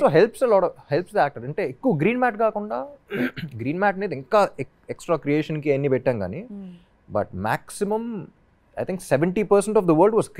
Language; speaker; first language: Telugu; native; Telugu